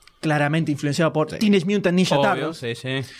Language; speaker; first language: Spanish; native; Spanish